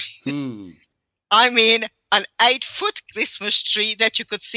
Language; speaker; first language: English; early bilingual, other home language; Hungarian